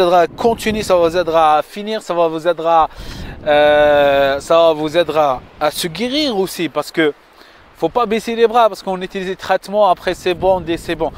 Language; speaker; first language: French; non-native, fluent; Arabic